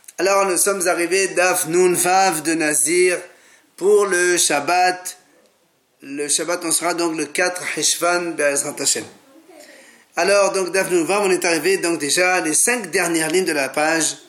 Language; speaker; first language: French; native; French